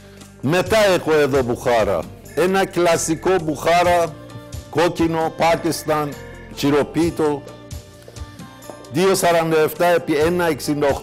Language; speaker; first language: Greek; non-native, fluent; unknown